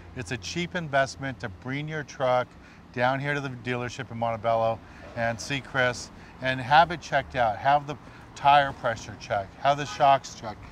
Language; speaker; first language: English; native; English